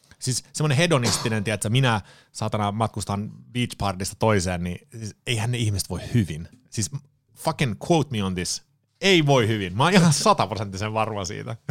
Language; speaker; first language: Finnish; early bilingual, heritage; Finnish